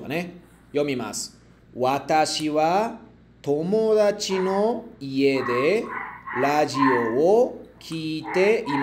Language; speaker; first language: Japanese; non-native, fluent; Spanish